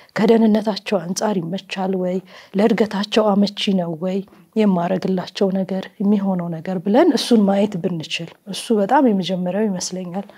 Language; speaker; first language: Amharic; native; Amharic